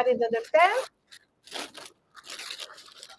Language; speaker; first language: English; non-native, learner; Portuguese